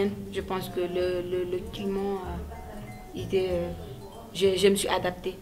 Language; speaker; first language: French; non-native, local second language; Wolof